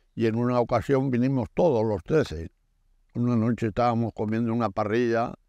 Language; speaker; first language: Spanish; native; Spanish